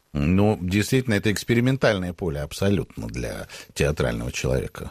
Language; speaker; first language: Russian; native; Russian